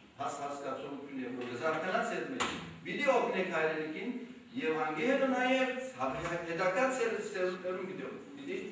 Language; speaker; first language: Armenian; early bilingual, heritage; Armenian